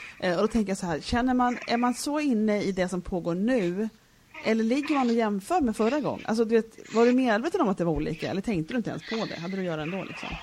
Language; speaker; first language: Swedish; native; Swedish